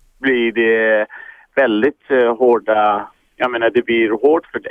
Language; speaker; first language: Swedish; early bilingual, other home language; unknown